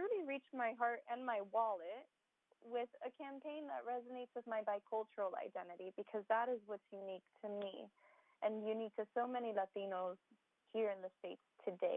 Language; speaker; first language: English; native; English